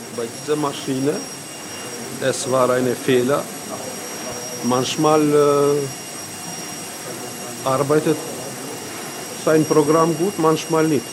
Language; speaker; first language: German; non-native, learner; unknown